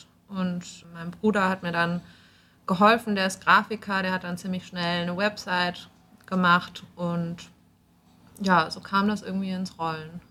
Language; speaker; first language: German; native; German